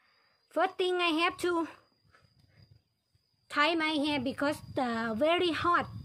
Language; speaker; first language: English; non-native, learner; Thai